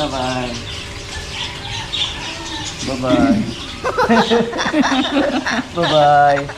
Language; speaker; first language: English; non-native, local second language; Cebuano